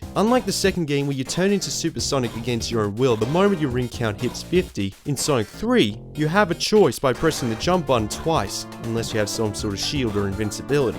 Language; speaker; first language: English; native; English